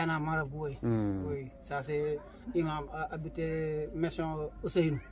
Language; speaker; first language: French; non-native, local second language; Wolof